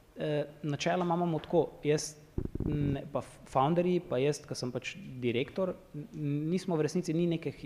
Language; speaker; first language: Slovenian; native; Slovenian